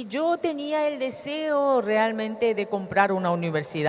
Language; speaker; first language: Spanish; native; Spanish